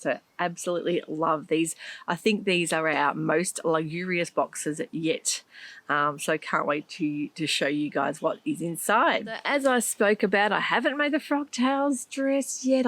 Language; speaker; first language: English; native; English